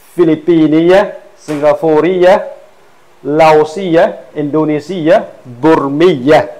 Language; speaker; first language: Arabic; non-native, fluent; Khmer